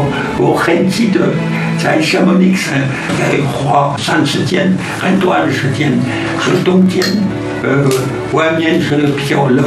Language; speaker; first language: Chinese; non-native, fluent; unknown